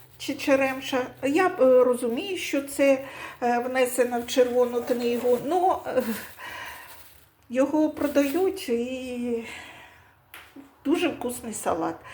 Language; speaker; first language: Ukrainian; non-native, local second language; Russian